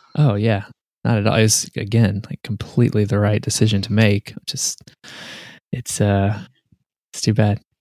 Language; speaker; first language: English; native; English